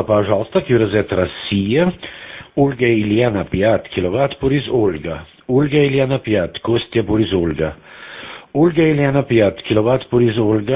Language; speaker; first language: Russian; non-native, learner; German